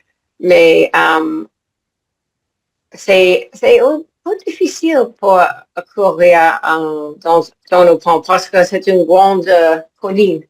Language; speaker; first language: French; non-native, learner; English